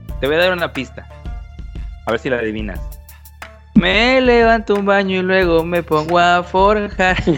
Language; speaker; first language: Spanish; native; Spanish